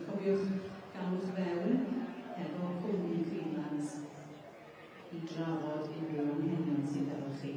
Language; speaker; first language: Welsh; native; Welsh